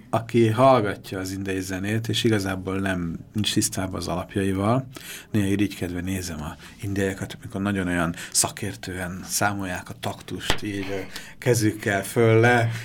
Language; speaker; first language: Hungarian; native; Hungarian